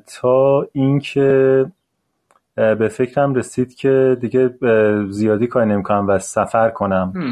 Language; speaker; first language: Persian; native; Persian